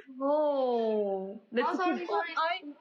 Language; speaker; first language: English; non-native, learner; Korean